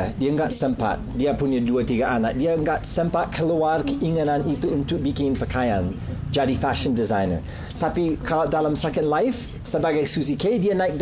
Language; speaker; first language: Indonesian; non-native, fluent; English